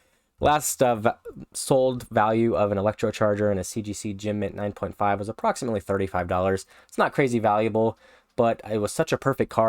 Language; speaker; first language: English; native; English